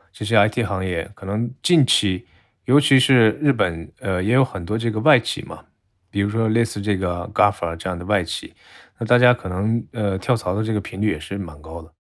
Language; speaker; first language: Chinese; non-native, fluent; Japanese